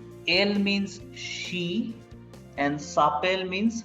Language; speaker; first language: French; non-native, fluent; Bangla